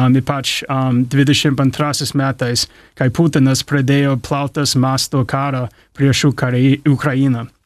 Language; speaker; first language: Lithuanian; early bilingual, heritage; English